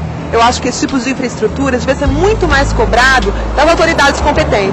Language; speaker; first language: Portuguese; native; Portuguese